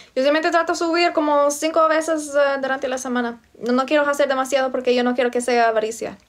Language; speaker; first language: Spanish; non-native, fluent; English